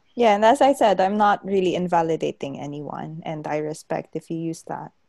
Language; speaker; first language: English; non-native, local second language; Hiligaynon